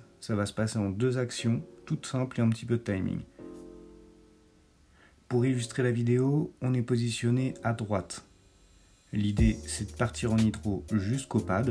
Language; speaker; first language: French; native; French